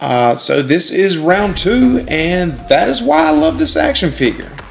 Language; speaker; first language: English; native; English